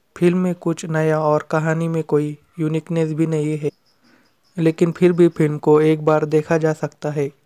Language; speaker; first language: Hindi; native; Hindi